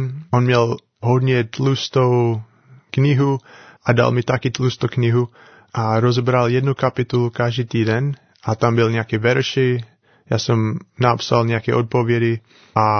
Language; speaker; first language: Czech; non-native, learner; English